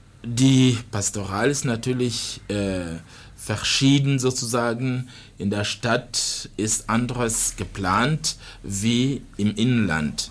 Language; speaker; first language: German; non-native, fluent; Rundi